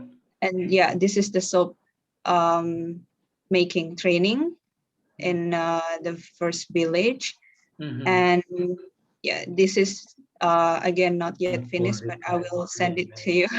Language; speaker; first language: English; non-native, fluent; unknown